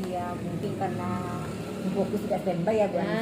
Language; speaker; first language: Indonesian; native; Indonesian